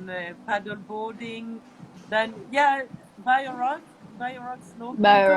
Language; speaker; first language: Indonesian; non-native, fluent; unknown